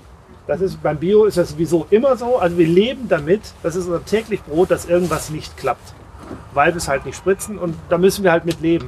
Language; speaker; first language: German; native; German